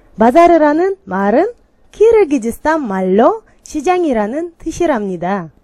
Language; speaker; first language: Korean; non-native, learner; Kyrgyz